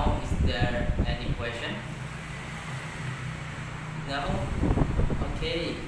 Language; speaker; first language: English; non-native, learner; Indonesian